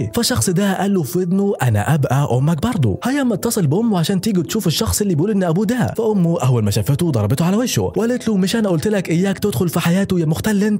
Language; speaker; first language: Arabic; native; Arabic